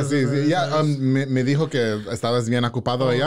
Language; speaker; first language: Spanish; early bilingual, heritage; English